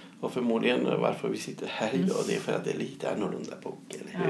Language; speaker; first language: Swedish; non-native, fluent; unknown